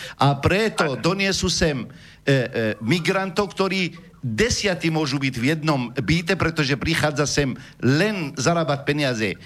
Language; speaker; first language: Slovak; non-native, fluent; Arabic